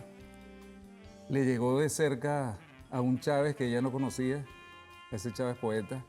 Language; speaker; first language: Spanish; native; Spanish